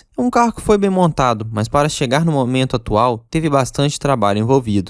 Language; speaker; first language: Portuguese; native; Portuguese